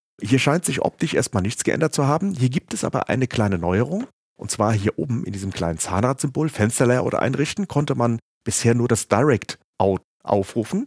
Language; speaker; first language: German; native; German